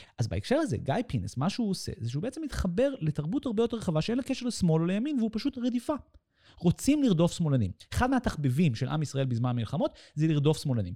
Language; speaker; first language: Hebrew; native; Hebrew